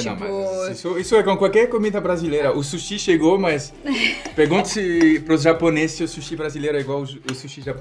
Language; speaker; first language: Portuguese; non-native, fluent; French